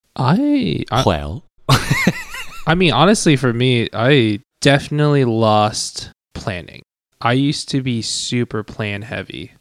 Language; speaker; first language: English; early bilingual, other home language; Cantonese